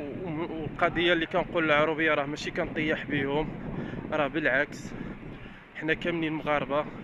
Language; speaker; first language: Arabic; native; Arabic